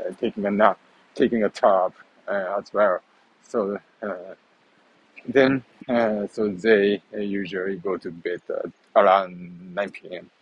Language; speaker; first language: English; non-native, learner; Japanese